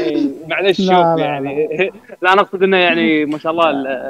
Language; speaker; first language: Arabic; native; Arabic